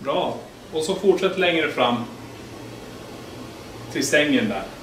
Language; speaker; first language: Swedish; native; Swedish